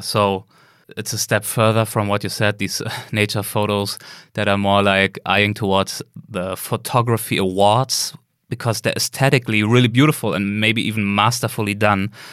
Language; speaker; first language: English; non-native, fluent; German